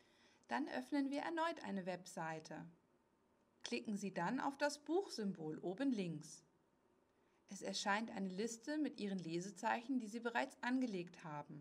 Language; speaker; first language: German; native; German